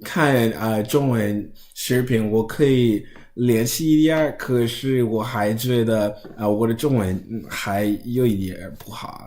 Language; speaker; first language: Chinese; non-native, learner; English